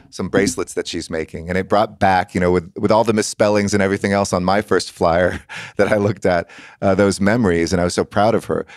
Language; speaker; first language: English; native; English